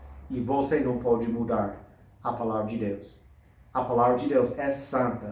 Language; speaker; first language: Portuguese; non-native, fluent; English